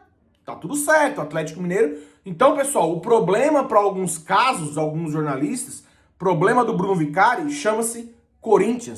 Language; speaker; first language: Portuguese; native; Portuguese